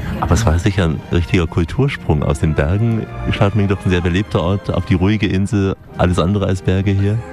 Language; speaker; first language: German; native; German